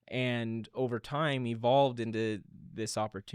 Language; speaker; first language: English; native; English